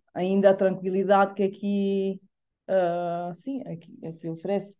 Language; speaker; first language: Portuguese; non-native, fluent; Italian